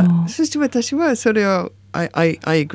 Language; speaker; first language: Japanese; non-native, learner; English